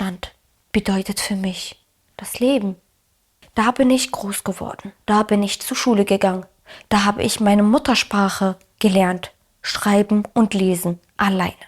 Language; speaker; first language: German; early bilingual, other home language; Arabic